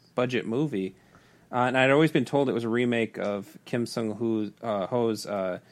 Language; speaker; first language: English; native; English